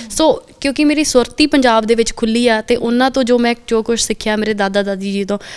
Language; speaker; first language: Punjabi; early bilingual, heritage; Punjabi